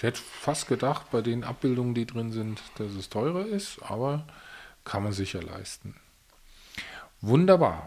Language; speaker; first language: German; native; German